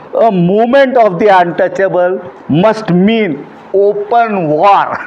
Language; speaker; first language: Hindi; non-native, local second language; Marathi